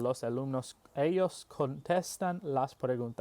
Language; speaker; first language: Spanish; non-native, fluent; English